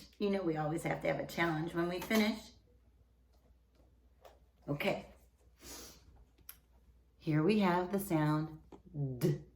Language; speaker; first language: English; native; English